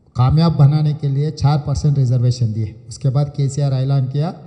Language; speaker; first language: Hindi; non-native, local second language; Telugu